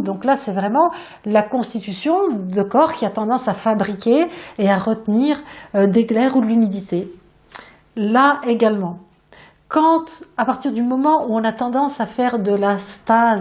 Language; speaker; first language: French; native; French